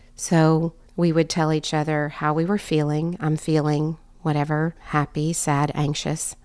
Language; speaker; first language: English; native; English